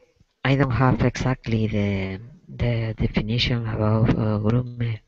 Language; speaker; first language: English; non-native, learner; Spanish